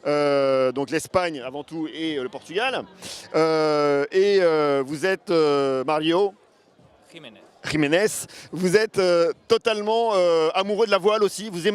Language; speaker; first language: French; native; French